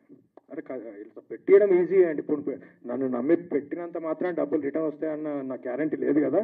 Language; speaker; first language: Telugu; native; Telugu